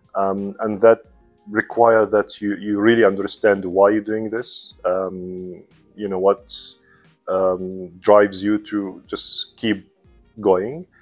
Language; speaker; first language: English; non-native, fluent; Arabic